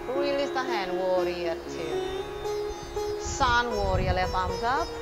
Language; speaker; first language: English; non-native, fluent; Indonesian